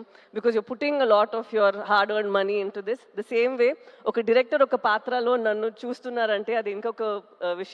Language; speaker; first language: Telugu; non-native, local second language; Tamil